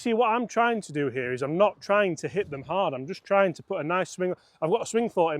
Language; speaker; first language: English; native; English